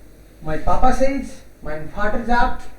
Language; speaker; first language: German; non-native, fluent; Hindi